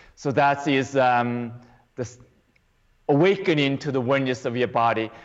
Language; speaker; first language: English; non-native, fluent; Chinese